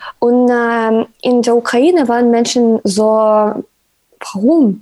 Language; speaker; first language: German; non-native, learner; Ukrainian